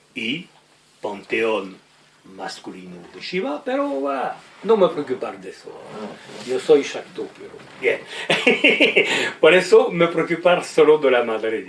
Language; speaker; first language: Spanish; non-native, fluent; French